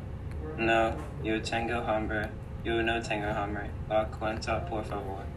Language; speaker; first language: Spanish; non-native, learner; English